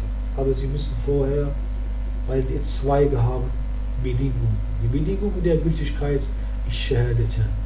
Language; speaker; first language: German; non-native, learner; Arabic